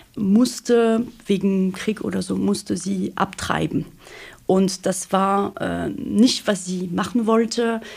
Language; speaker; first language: German; non-native, fluent; French